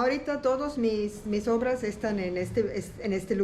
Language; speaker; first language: Spanish; non-native, learner; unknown